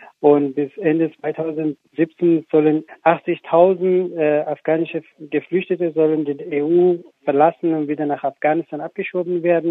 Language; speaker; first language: German; non-native, fluent; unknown